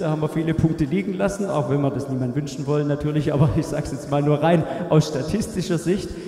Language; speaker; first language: German; native; German